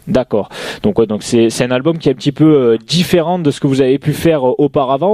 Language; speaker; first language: French; native; French